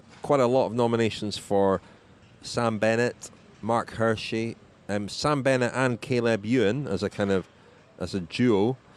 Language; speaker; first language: English; native; English